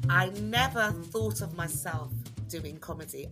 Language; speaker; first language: English; native; English